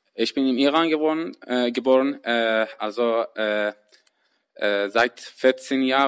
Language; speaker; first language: German; non-native, learner; Persian